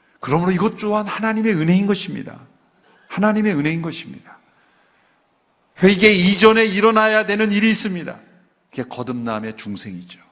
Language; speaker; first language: Korean; native; Korean